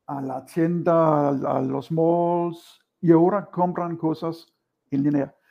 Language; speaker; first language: Spanish; non-native, fluent; Danish